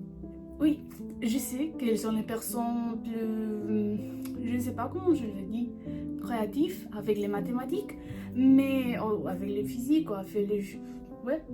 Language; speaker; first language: French; non-native, learner; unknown